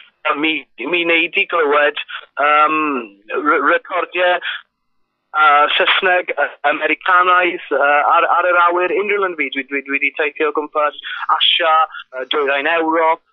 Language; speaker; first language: Welsh; non-native, local second language; English